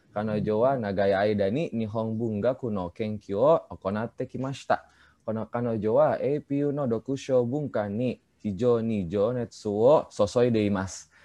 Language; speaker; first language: Japanese; non-native, learner; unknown